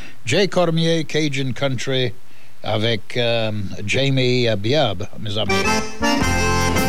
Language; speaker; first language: French; early bilingual, heritage; French